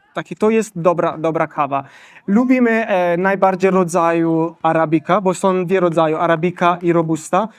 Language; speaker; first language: Polish; non-native, learner; Italian